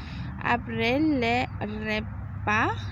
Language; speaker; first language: French; non-native, learner; English